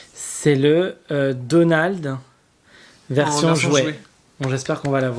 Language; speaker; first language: French; native; French